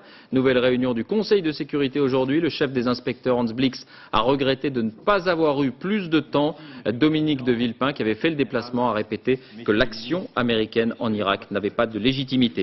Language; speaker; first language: French; native; French